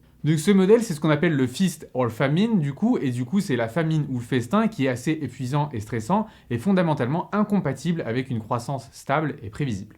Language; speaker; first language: French; native; French